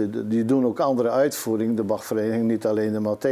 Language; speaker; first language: Dutch; native; Dutch